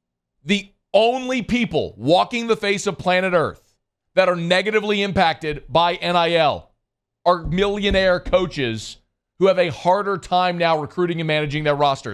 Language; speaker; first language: English; native; English